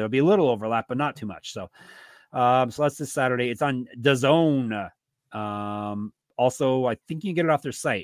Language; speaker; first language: English; native; English